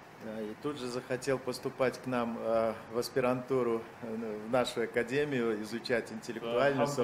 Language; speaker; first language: Russian; native; Russian